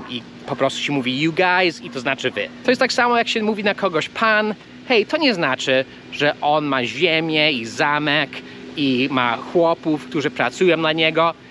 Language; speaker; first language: Polish; non-native, fluent; English